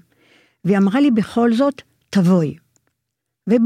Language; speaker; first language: Hebrew; non-native, fluent; French